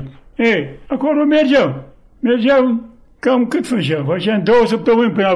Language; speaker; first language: Romanian; native; Romanian